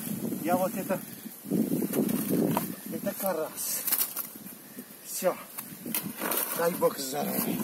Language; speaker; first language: Russian; non-native, learner; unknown